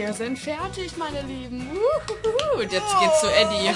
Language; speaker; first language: German; native; German